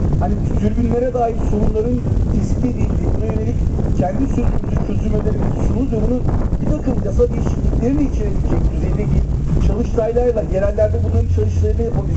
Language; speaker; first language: Turkish; native; Turkish